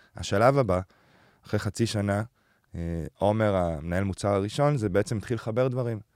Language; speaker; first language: Hebrew; native; Hebrew